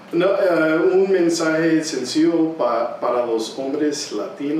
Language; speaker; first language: Spanish; early bilingual, heritage; English